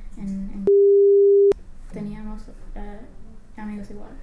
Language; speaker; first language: Spanish; non-native, fluent; English